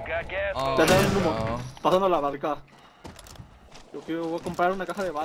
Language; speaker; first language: Spanish; native; Spanish